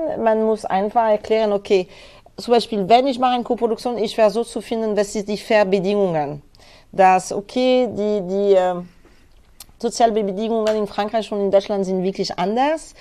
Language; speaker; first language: German; non-native, fluent; French